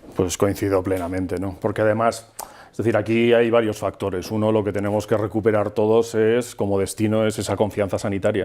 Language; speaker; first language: Spanish; native; Spanish